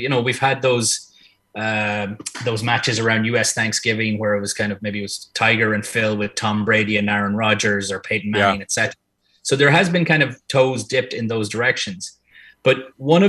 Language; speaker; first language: English; native; English